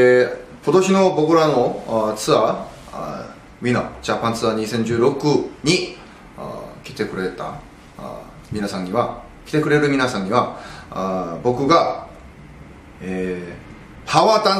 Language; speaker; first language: Japanese; non-native, learner; Korean